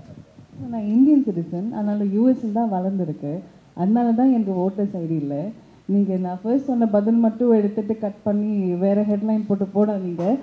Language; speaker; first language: Tamil; early bilingual, heritage; Tamil